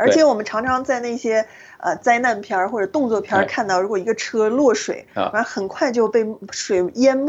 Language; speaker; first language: Chinese; native; Chinese